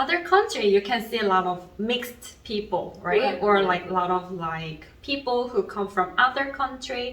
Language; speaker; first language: English; non-native, fluent; Korean